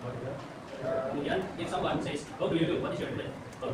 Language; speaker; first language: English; non-native, learner; Indonesian